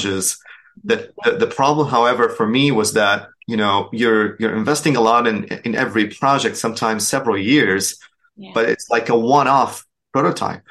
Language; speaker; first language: English; non-native, fluent; Arabic